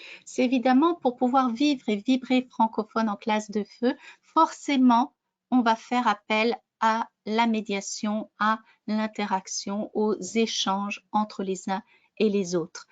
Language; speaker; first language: French; native; French